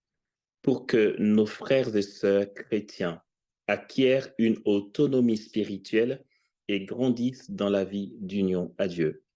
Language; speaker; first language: French; native; French